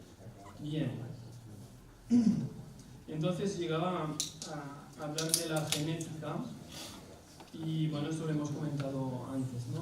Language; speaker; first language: Spanish; non-native, fluent; French